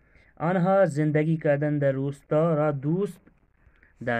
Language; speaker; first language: Persian; non-native, fluent; Urdu